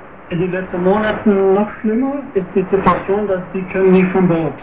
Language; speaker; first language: German; non-native, fluent; Portuguese